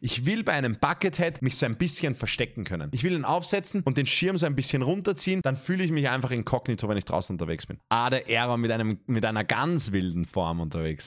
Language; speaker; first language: German; native; German